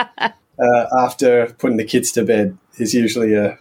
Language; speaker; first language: English; native; English